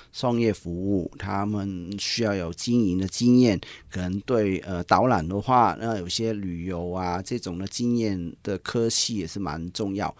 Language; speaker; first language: Chinese; non-native, local second language; Cantonese